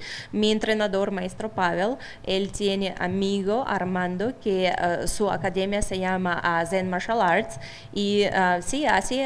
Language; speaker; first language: Spanish; non-native, fluent; Russian